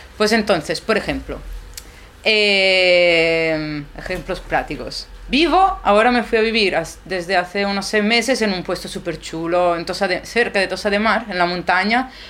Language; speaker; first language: Spanish; non-native, fluent; Italian